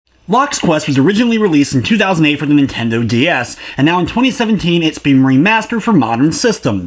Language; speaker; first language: English; native; English